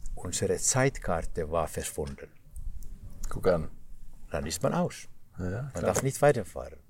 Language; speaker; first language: German; non-native, fluent; Finnish